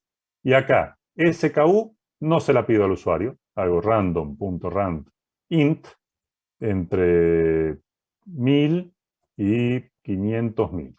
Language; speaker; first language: Spanish; native; Spanish